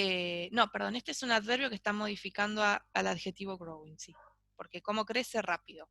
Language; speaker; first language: Spanish; native; Spanish